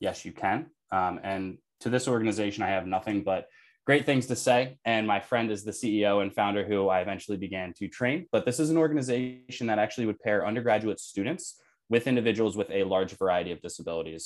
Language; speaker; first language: English; native; English